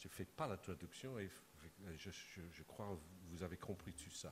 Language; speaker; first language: French; non-native, fluent; English